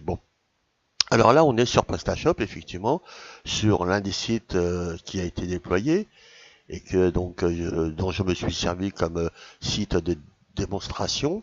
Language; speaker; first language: French; native; French